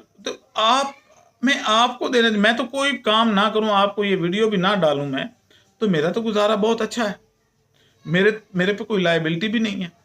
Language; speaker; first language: Urdu; non-native, local second language; Punjabi